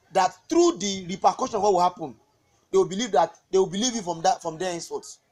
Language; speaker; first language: English; non-native, local second language; Yoruba